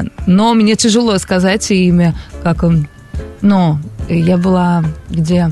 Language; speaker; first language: Russian; non-native, learner; Portuguese